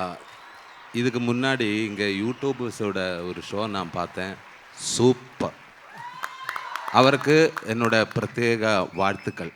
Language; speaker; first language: Tamil; non-native, learner; Malayalam